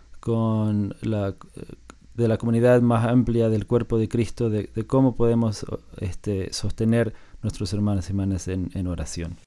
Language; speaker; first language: Spanish; non-native, fluent; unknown